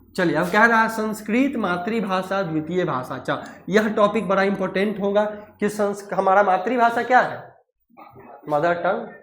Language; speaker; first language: Hindi; native; Hindi